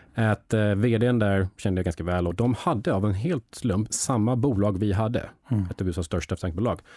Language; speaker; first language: Swedish; early bilingual, heritage; English